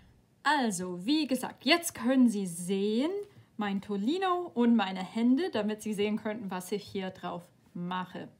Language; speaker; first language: German; non-native, fluent; English